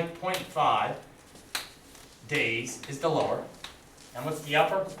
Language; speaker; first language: English; native; English